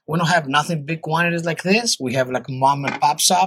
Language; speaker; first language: English; non-native, fluent; Greek